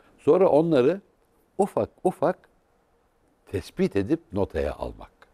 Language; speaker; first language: Turkish; native; Turkish